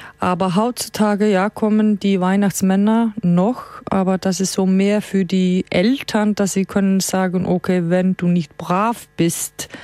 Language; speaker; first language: German; non-native, fluent; Icelandic